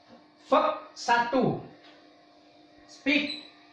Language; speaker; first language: English; non-native, fluent; Indonesian